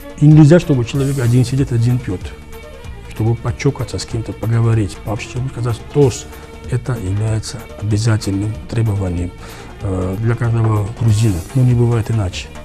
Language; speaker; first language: Russian; non-native, local second language; Georgian